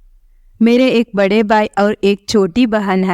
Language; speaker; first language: Hindi; non-native, local second language; Kannada